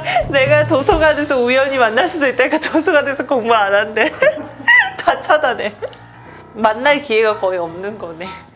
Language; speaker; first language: Korean; native; Korean